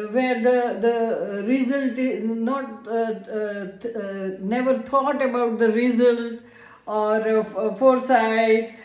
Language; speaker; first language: English; non-native, local second language; Gujarati